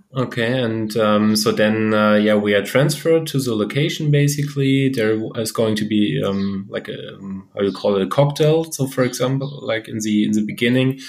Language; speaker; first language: English; non-native, fluent; German